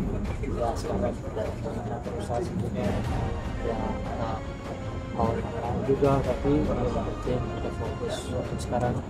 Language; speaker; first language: Indonesian; non-native, fluent; Dutch